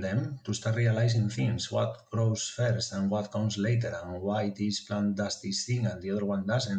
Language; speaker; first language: English; non-native, fluent; Spanish